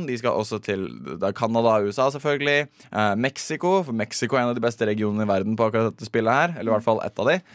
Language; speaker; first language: Norwegian; native; Norwegian